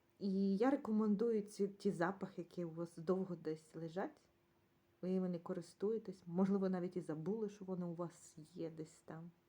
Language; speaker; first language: Ukrainian; native; Ukrainian